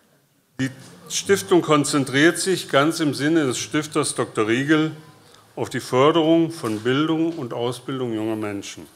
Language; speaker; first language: German; native; German